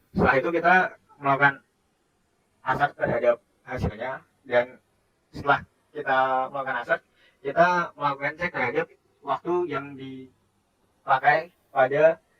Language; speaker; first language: Indonesian; native; Indonesian